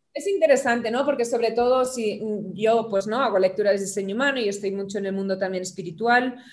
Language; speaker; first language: Spanish; non-native, fluent; German